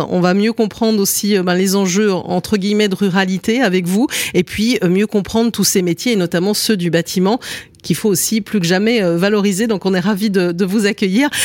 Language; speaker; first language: French; native; French